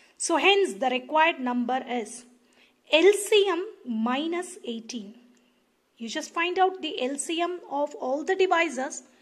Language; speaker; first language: English; non-native, local second language; Tamil